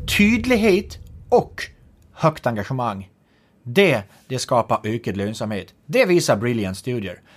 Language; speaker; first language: Swedish; native; Swedish